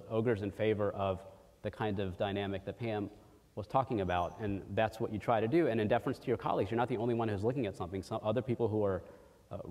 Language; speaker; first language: English; early bilingual, other home language; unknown